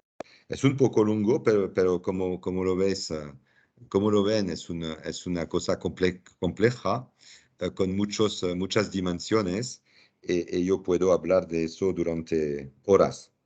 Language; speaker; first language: Spanish; non-native, fluent; French